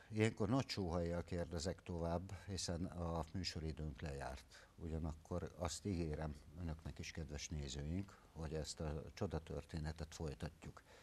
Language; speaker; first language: Hungarian; native; Hungarian